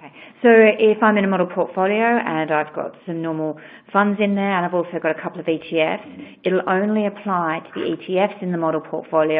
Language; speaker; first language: English; native; English